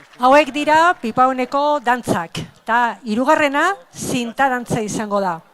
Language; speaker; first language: Basque; native; Basque